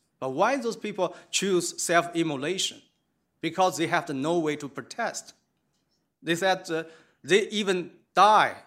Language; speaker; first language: English; non-native, fluent; Chinese